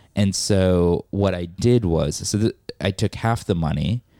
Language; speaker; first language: English; native; English